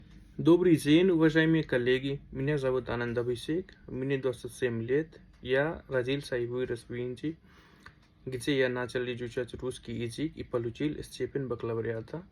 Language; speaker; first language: Russian; non-native, local second language; Hindi